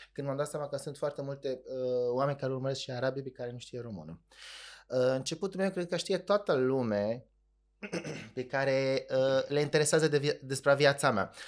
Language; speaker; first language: Romanian; non-native, fluent; Arabic